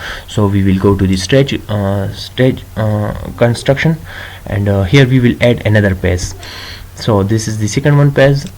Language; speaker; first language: English; non-native, local second language; Urdu